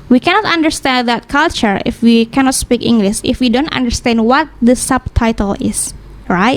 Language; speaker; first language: English; non-native, learner; Indonesian